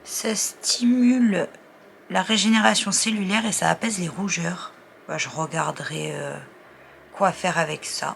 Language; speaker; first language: French; native; French